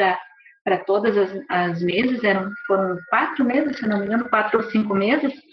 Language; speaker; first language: Portuguese; native; Portuguese